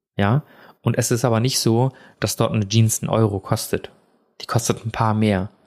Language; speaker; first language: German; early bilingual, other home language; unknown